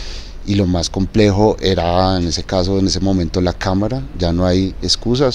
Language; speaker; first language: Spanish; native; Spanish